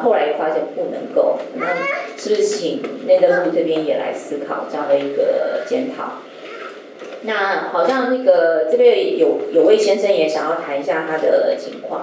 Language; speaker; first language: Chinese; native; Chinese